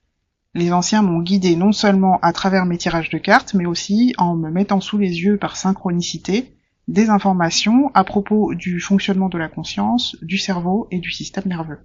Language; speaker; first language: French; native; French